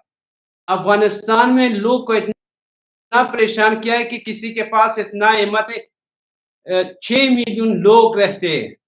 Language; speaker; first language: Hindi; non-native, learner; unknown